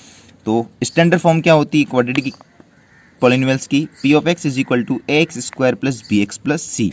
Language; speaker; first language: Hindi; native; Hindi